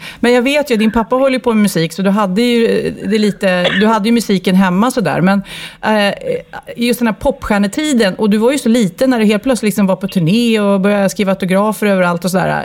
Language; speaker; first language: Swedish; native; Swedish